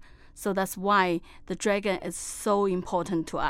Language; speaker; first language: English; non-native, fluent; Chinese